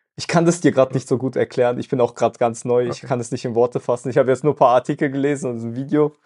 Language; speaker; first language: German; early bilingual, other home language; Russian